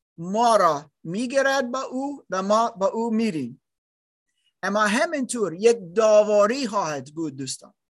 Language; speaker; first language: Persian; non-native, learner; German